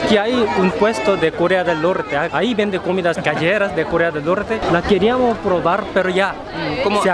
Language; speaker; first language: Spanish; non-native, fluent; Korean